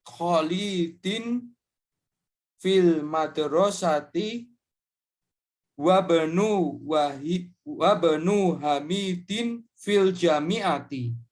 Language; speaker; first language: Arabic; non-native, learner; Indonesian